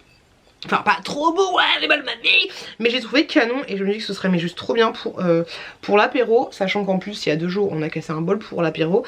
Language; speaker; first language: French; native; French